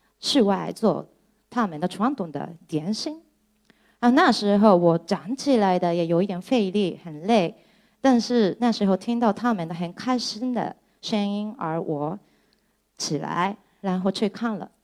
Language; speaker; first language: Chinese; non-native, fluent; Japanese